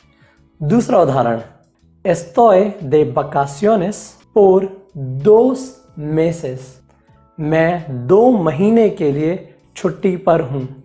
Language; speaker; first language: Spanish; non-native, fluent; Hindi